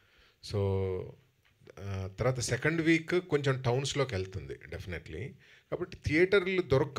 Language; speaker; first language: Telugu; native; Telugu